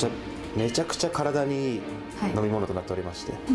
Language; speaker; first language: Japanese; native; Japanese